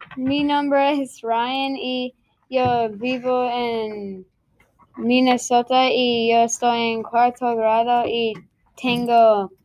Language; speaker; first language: Spanish; non-native, learner; English